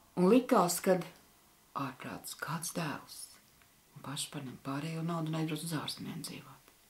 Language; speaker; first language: Latvian; native; Latvian